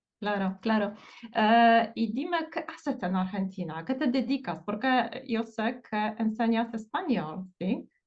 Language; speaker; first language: Spanish; non-native, fluent; Portuguese